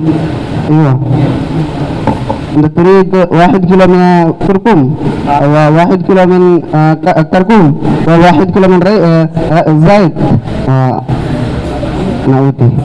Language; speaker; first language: Arabic; non-native, learner; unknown